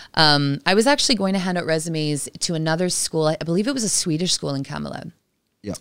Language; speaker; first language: English; native; English